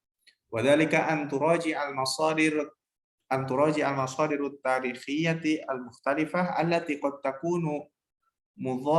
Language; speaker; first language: Arabic; non-native, learner; Indonesian